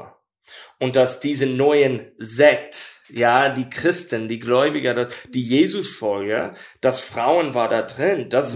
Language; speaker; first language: German; non-native, learner; English